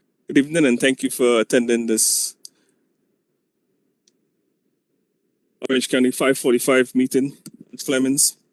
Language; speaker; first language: English; native; English